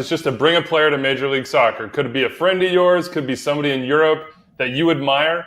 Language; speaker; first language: English; native; English